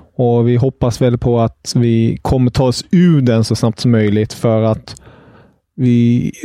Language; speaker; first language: Swedish; non-native, fluent; German